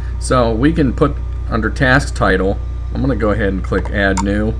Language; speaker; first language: English; native; English